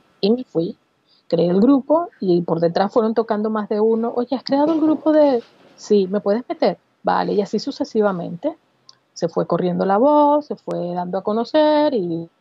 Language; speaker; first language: Spanish; native; Spanish